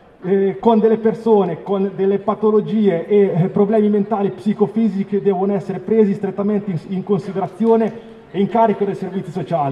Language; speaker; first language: Italian; native; Italian